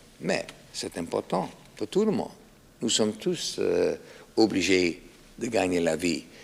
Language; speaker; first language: French; non-native, fluent; English